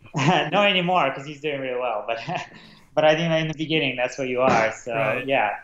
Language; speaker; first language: English; non-native, fluent; Russian